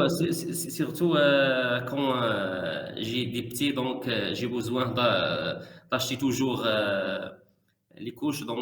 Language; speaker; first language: French; non-native, learner; Arabic